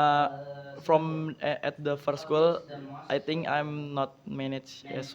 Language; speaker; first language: English; non-native, learner; Indonesian